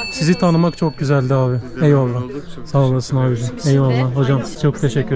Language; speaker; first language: Turkish; native; Turkish